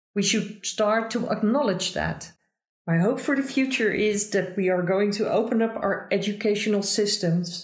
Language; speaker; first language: English; non-native, fluent; Dutch